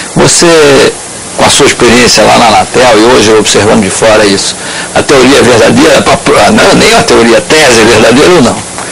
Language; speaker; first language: Portuguese; native; Portuguese